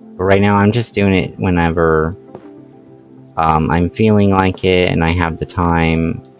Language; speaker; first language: English; native; English